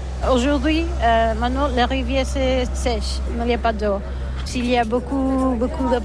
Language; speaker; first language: French; non-native, learner; Catalan